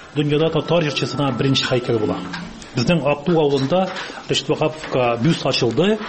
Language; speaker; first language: Tatar; native; Tatar